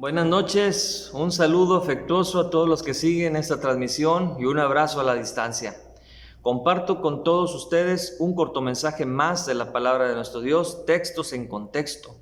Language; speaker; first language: Spanish; native; Spanish